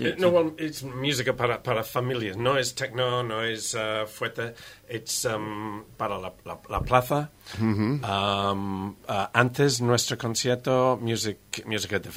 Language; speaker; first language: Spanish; non-native, learner; English